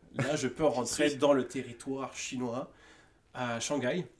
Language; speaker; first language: French; native; French